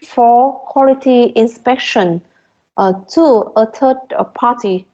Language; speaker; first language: English; non-native, fluent; Vietnamese